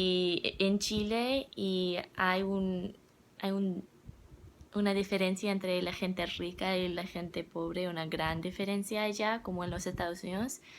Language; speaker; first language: Spanish; non-native, learner; English